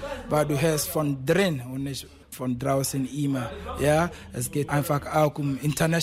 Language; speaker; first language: German; non-native, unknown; Akan